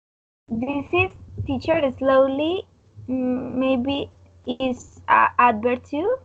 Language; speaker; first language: English; non-native, learner; Spanish